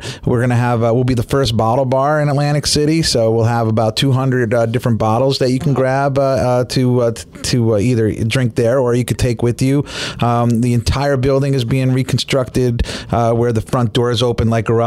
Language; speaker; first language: English; native; English